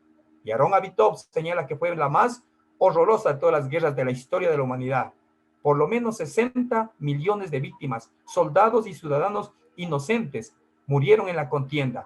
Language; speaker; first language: Spanish; native; Spanish